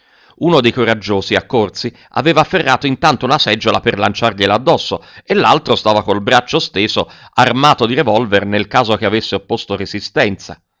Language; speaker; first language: Italian; native; Italian